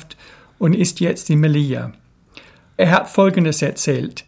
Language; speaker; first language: German; non-native, fluent; English